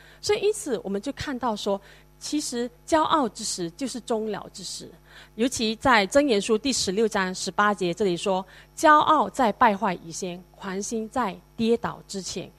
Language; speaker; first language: Chinese; native; Chinese